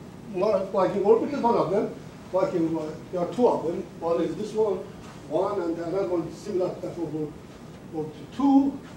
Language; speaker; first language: English; non-native, fluent; Azerbaijani